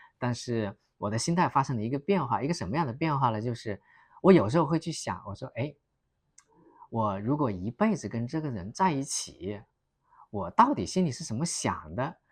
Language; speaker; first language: Chinese; native; Chinese